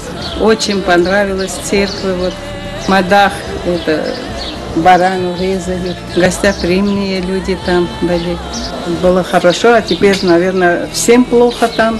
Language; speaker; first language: Russian; non-native, local second language; Armenian